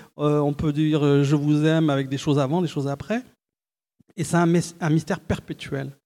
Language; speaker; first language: French; early bilingual, other home language; Arabic